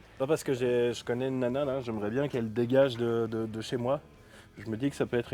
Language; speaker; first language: French; native; French